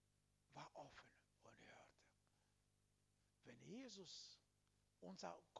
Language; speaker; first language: German; non-native, learner; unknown